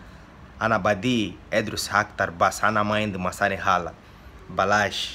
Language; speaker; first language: Arabic; non-native, learner; Portuguese